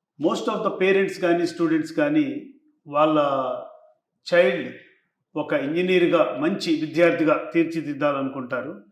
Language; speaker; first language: Telugu; native; Telugu